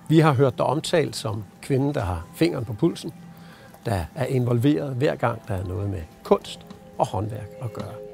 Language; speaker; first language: Danish; native; Danish